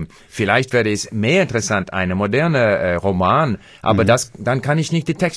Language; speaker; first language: German; non-native, learner; English